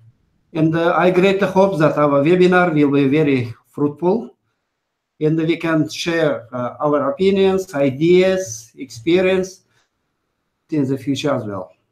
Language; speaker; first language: English; non-native, fluent; Uzbek